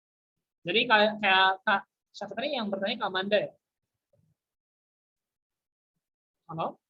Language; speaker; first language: Indonesian; native; Indonesian